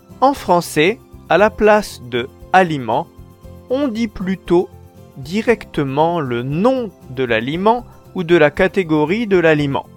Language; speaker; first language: French; non-native, fluent; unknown